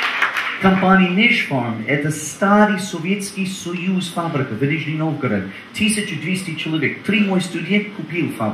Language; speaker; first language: Russian; non-native, learner; English